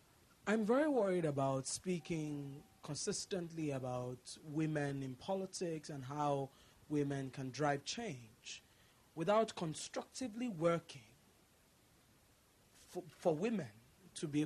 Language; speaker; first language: English; non-native, local second language; Yoruba